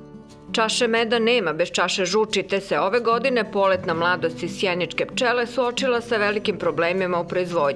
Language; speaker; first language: Serbian; native; Serbian